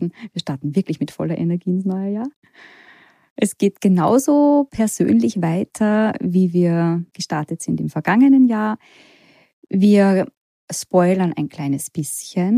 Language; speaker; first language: German; native; German